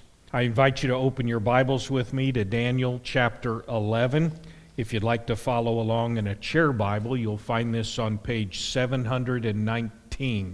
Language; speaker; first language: English; native; English